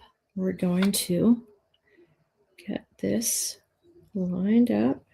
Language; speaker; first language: English; native; English